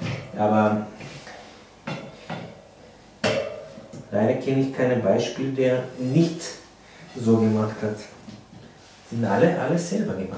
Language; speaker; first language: German; non-native, fluent; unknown